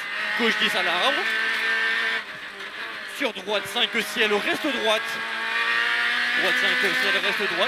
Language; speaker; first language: French; native; French